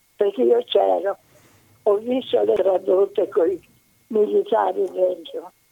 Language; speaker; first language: Italian; native; Italian